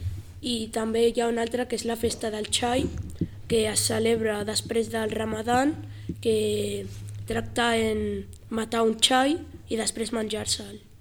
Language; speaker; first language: Catalan; early bilingual, other home language; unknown